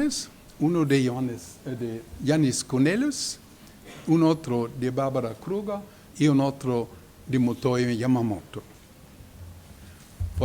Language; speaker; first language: Spanish; non-native, learner; German